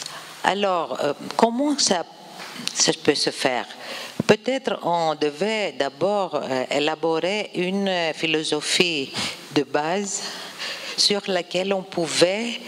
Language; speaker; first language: French; non-native, fluent; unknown